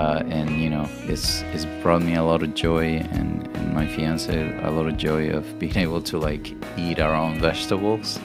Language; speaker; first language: English; non-native, fluent; Spanish